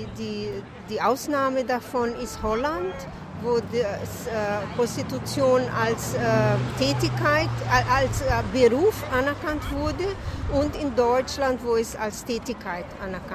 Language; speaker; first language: German; non-native, fluent; Portuguese